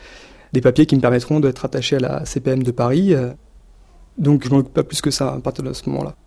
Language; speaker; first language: French; native; French